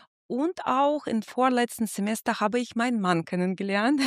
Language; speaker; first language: German; non-native, fluent; Russian